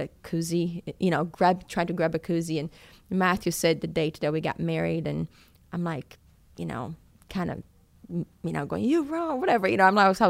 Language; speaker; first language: English; non-native, fluent; Portuguese